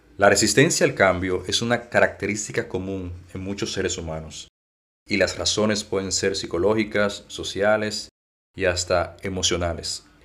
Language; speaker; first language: Spanish; native; Spanish